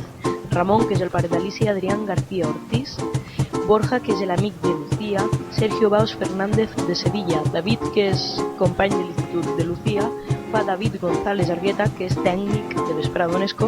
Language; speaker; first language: Catalan; native; Catalan